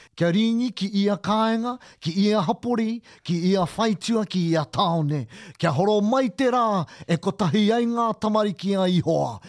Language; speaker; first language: Māori; non-native, local second language; English